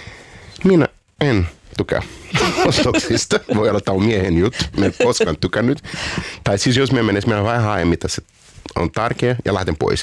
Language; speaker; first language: Finnish; non-native, learner; Portuguese